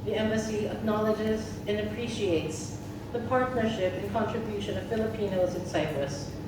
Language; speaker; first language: English; non-native, local second language; Filipino